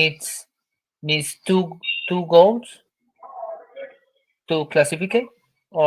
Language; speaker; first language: English; non-native, learner; Spanish